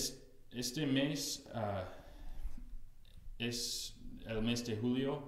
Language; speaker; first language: Spanish; non-native, fluent; English